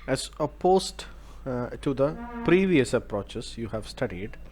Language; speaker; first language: English; non-native, local second language; Malayalam